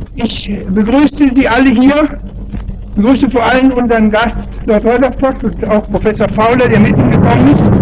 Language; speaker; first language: German; native; German